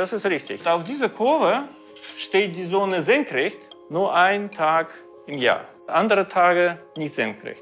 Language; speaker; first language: German; non-native, fluent; Russian